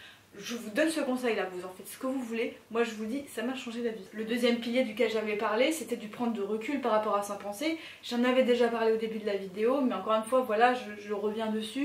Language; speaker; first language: French; native; French